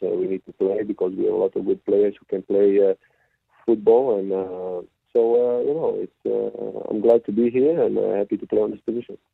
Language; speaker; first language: English; non-native, fluent; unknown